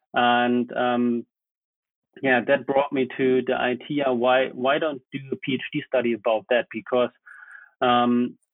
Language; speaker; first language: English; non-native, fluent; German